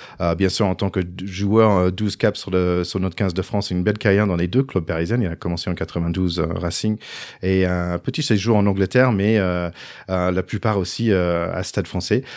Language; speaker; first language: French; non-native, fluent; English